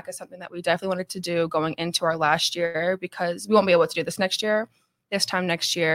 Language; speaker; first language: English; native; English